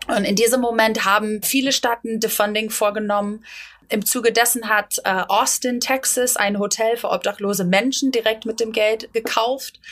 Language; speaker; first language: German; non-native, fluent; English